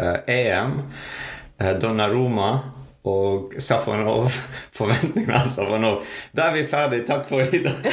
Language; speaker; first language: Norwegian; non-native, fluent; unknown